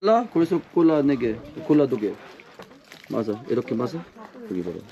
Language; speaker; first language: Korean; non-native, learner; Arabic